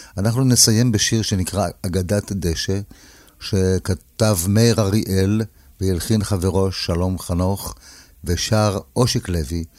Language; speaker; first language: Hebrew; native; Hebrew